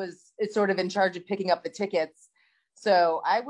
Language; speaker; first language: English; native; English